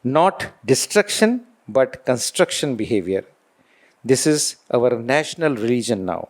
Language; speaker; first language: English; non-native, local second language; Marathi